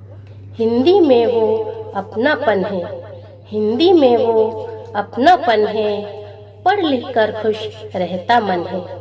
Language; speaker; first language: Hindi; native; Hindi